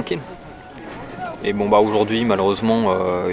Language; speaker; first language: French; native; French